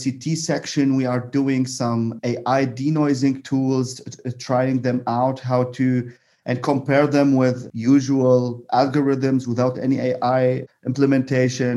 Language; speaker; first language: English; non-native, fluent; Arabic